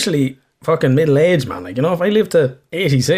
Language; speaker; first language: English; native; English